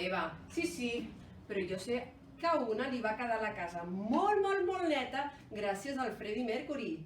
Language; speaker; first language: Catalan; native; Catalan